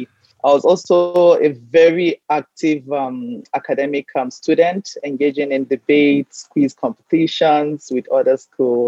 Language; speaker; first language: English; non-native, local second language; Hausa